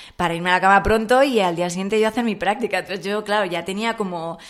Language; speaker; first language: Spanish; native; Spanish